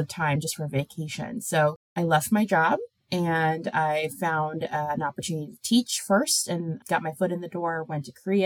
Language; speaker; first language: English; early bilingual, other home language; Korean